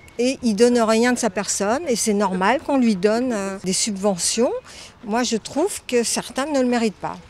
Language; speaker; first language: French; native; French